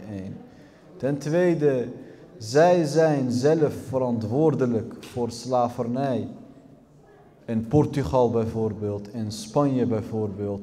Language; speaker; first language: Dutch; early bilingual, other home language; Arabic